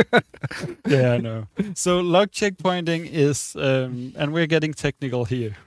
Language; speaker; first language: English; non-native, fluent; Danish